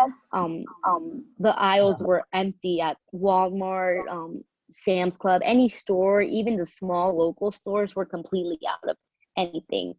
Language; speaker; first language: English; early bilingual, other home language; Spanish